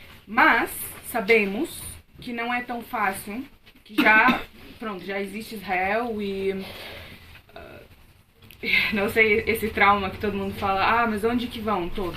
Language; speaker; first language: Portuguese; non-native, fluent; Arabic